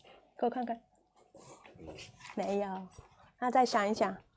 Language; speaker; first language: Chinese; non-native, fluent; English